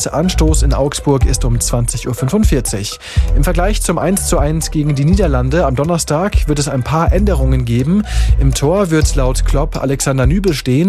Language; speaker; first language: German; native; German